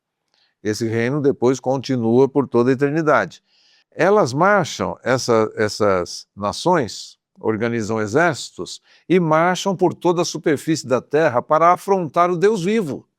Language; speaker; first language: Portuguese; native; Portuguese